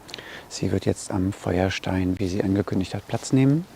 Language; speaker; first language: German; native; German